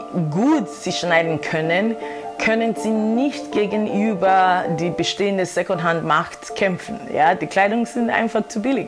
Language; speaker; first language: German; non-native, fluent; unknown